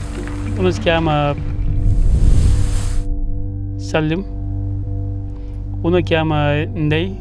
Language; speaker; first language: Italian; non-native, learner; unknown